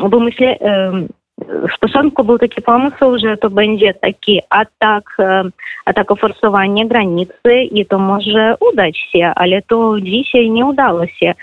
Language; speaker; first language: Polish; non-native, fluent; Belarusian